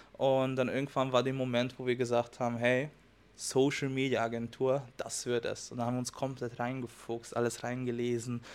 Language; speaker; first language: German; non-native, fluent; Hungarian